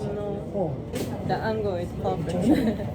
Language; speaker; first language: English; non-native, learner; Japanese